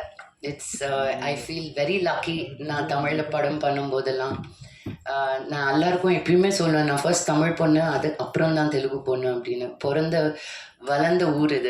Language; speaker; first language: Tamil; non-native, local second language; Telugu